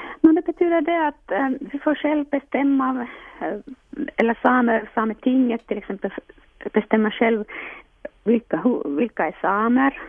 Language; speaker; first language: Swedish; non-native, local second language; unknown